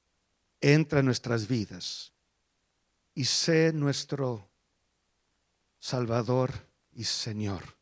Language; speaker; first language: Spanish; early bilingual, heritage; Spanish